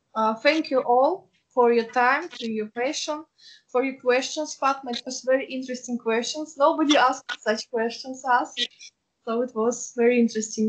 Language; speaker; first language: English; non-native, fluent; Russian